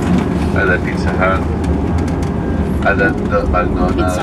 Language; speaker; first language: Indonesian; non-native, learner; Arabic